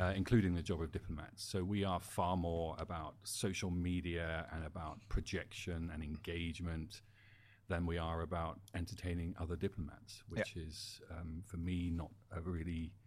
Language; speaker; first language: English; native; English